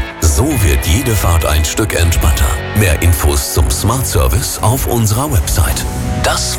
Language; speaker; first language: German; native; German